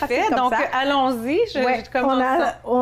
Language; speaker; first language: French; native; French